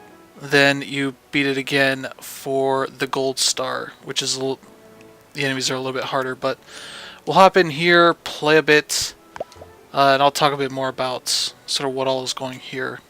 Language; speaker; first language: English; native; English